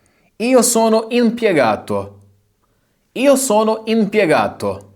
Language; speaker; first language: Italian; non-native, fluent; Portuguese